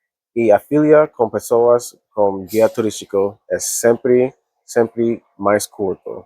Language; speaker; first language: Portuguese; non-native, learner; English